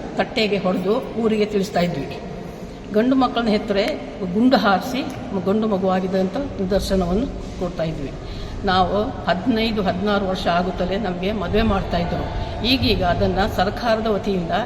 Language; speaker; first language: Kannada; non-native, local second language; Kodava